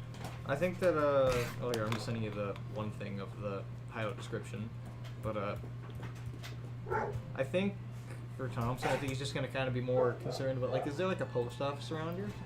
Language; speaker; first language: English; native; English